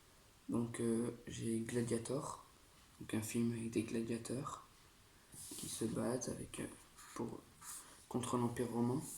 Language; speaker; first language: French; native; French